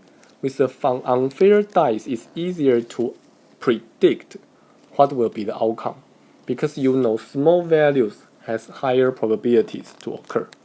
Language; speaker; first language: English; non-native, fluent; Chinese